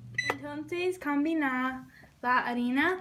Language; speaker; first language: Spanish; non-native, learner; English